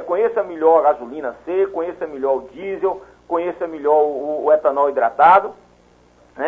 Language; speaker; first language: Portuguese; native; Portuguese